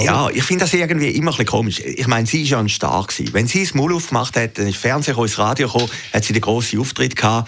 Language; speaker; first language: German; native; German